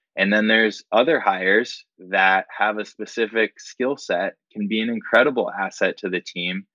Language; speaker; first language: English; native; English